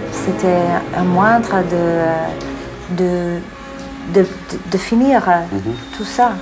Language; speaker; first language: French; non-native, fluent; English